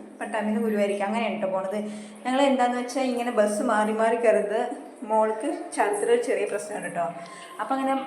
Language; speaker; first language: Malayalam; native; Malayalam